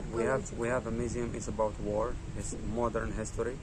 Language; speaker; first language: English; non-native, learner; Arabic